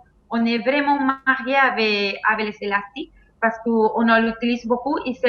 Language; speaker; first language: French; non-native, fluent; Spanish